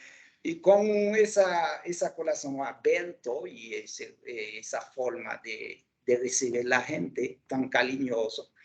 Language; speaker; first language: Portuguese; non-native, local second language; Haitian Creole